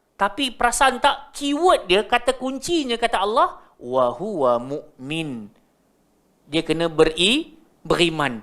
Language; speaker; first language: Malay; native; Malay